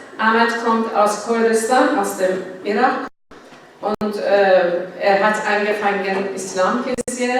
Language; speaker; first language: German; non-native, local second language; Persian